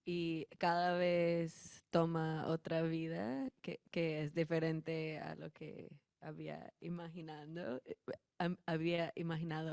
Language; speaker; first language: Spanish; non-native, fluent; English